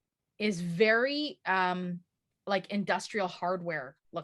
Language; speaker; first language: English; native; English